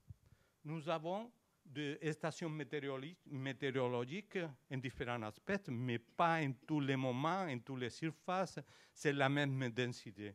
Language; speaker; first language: French; non-native, learner; Spanish